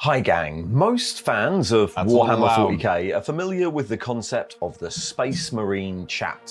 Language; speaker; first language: English; native; English